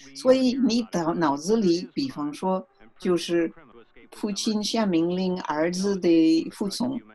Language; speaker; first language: Chinese; non-native, fluent; French